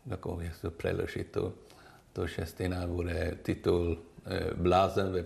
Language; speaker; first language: Czech; non-native, learner; Swedish